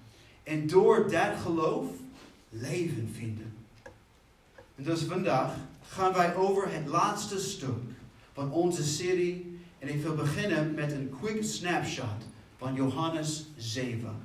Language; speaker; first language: Dutch; non-native, fluent; English